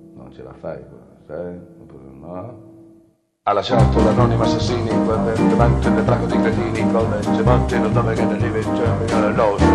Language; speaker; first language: Italian; native; Italian